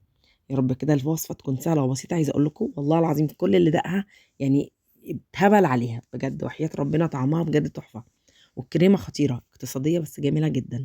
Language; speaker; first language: Arabic; native; Arabic